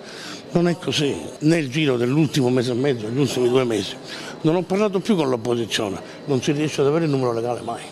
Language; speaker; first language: Italian; native; Italian